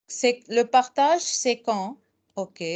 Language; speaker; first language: French; non-native, fluent; Arabic